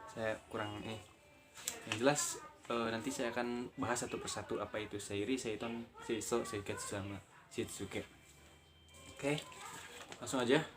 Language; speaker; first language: Indonesian; native; Indonesian